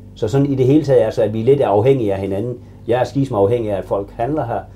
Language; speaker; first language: Danish; native; Danish